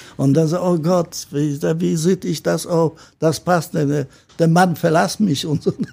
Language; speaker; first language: German; non-native, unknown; Polish